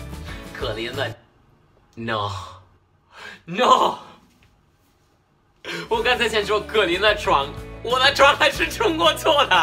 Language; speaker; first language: Chinese; non-native, fluent; Spanish